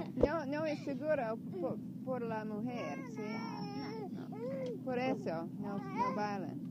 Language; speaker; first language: Spanish; non-native, learner; English